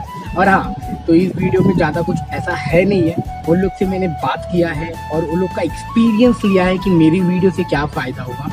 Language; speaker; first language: Hindi; native; Hindi